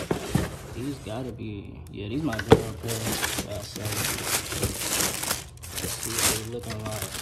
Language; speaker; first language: English; native; English